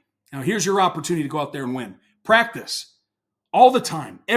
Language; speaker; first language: English; native; English